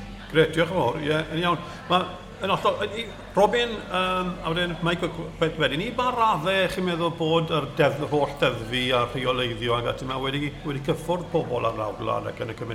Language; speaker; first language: Welsh; native; Welsh